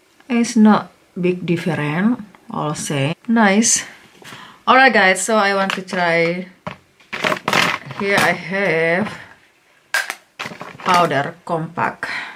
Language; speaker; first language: English; non-native, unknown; Indonesian